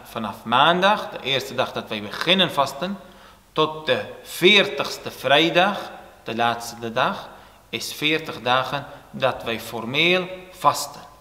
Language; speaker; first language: Dutch; non-native, fluent; Turoyo